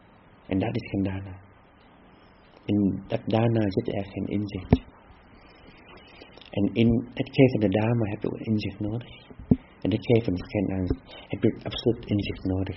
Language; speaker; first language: Dutch; non-native, fluent; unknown